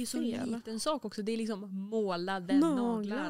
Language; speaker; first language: Swedish; native; Swedish